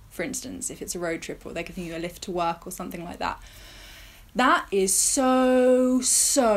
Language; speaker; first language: English; native; English